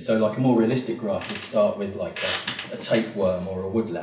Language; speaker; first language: English; native; English